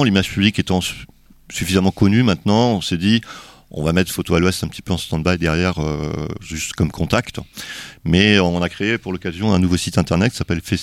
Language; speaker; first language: French; native; French